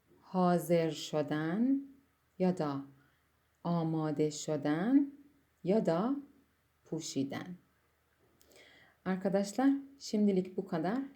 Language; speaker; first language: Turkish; non-native, fluent; Persian